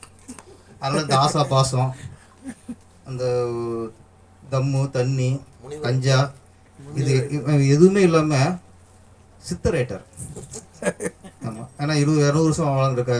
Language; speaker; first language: Tamil; native; Tamil